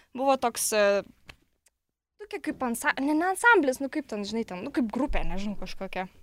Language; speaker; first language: Lithuanian; non-native, local second language; Polish